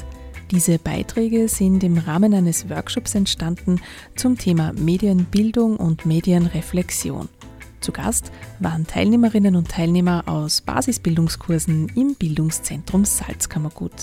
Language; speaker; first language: German; native; German